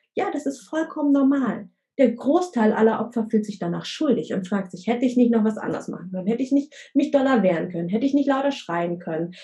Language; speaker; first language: German; early bilingual, other home language; Vietnamese